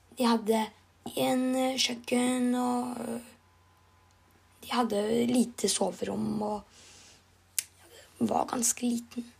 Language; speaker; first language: Norwegian; non-native, learner; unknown